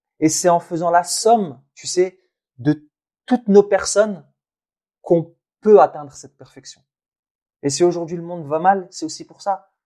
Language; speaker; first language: French; early bilingual, other home language; Arabic